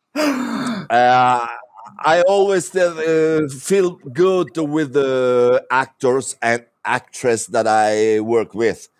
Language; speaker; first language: English; non-native, learner; Italian